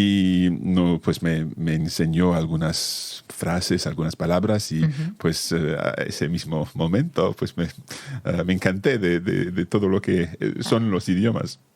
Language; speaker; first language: Spanish; non-native, fluent; English